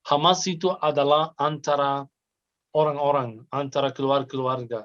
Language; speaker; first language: Indonesian; non-native, fluent; Arabic